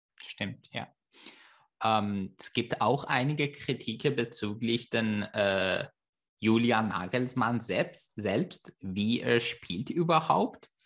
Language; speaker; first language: German; non-native, fluent; Persian